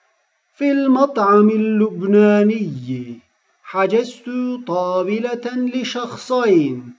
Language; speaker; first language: Arabic; non-native, fluent; Turkish